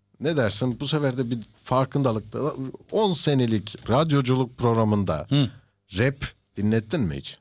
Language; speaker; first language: Turkish; early bilingual, heritage; Turkish